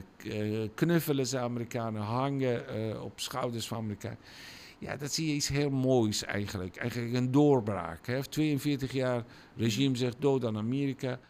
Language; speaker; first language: Dutch; non-native, fluent; Persian